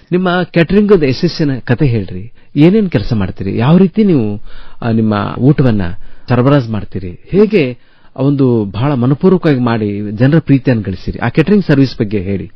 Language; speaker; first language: Kannada; native; Kannada